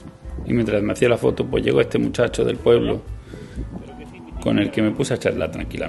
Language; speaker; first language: Spanish; native; Spanish